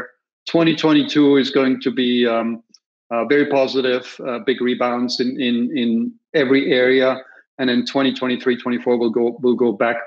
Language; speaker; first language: English; non-native, fluent; German